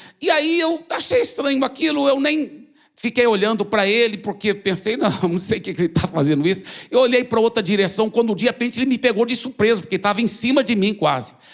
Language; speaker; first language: Portuguese; early bilingual, other home language; English